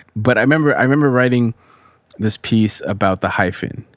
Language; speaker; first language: English; early bilingual, other home language; Spanish